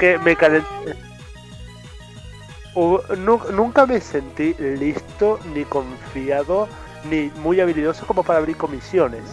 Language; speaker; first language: Spanish; native; Spanish